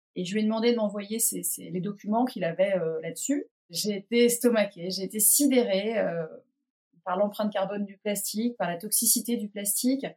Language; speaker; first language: French; native; French